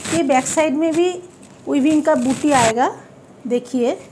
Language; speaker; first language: Hindi; non-native, local second language; Bangla